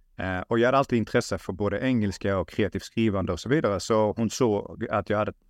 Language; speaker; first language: Swedish; early bilingual, other home language; Russian